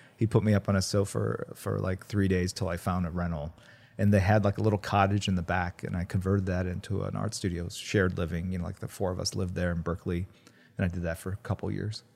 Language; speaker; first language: English; early bilingual, other home language; Korean